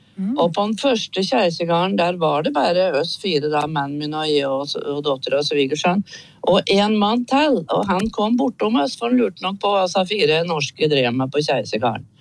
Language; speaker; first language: Norwegian; native; Norwegian